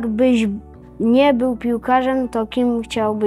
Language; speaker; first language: Polish; native; Polish